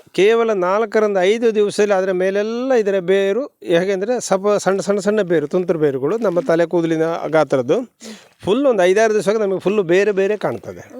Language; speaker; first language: Kannada; native; Kannada